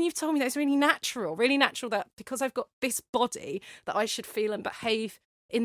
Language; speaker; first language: English; native; English